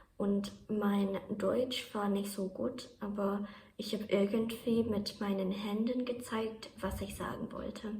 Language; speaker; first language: German; non-native, fluent; Japanese